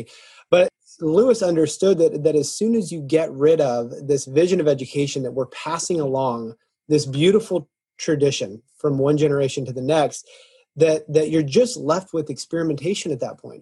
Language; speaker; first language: English; native; English